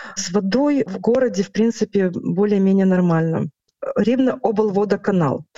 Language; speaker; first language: Russian; non-native, local second language; Ukrainian